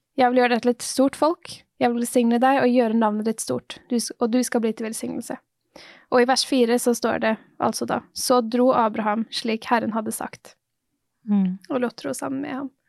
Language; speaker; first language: Norwegian; native; Norwegian